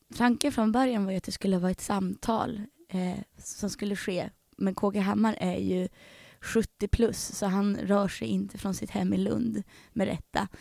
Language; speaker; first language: Swedish; native; Swedish